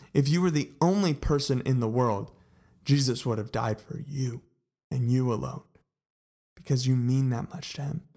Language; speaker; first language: English; native; English